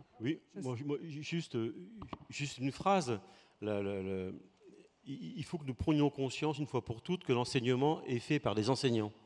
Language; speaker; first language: French; native; French